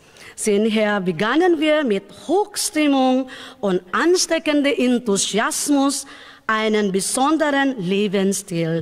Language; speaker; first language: German; non-native, learner; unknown